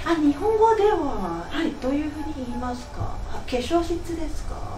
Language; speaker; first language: Japanese; non-native, fluent; Cantonese